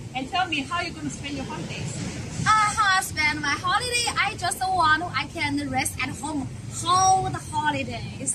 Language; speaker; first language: English; non-native, learner; Chinese